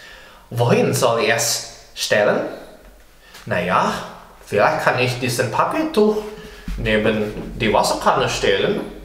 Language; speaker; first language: German; non-native, fluent; Indonesian